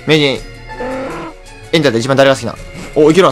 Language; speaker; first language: Japanese; native; Japanese